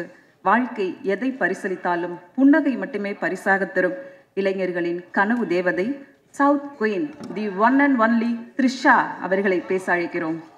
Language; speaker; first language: Tamil; native; Tamil